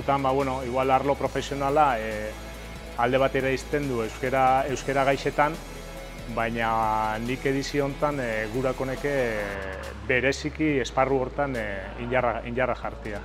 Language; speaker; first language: Basque; native; Basque